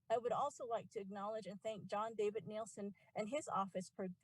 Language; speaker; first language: English; native; English